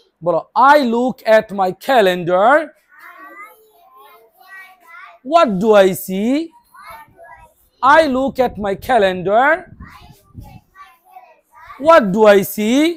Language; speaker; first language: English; non-native, learner; Bangla